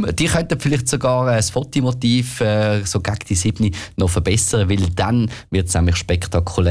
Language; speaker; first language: German; native; German